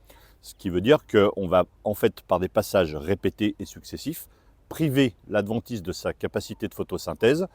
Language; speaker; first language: French; native; French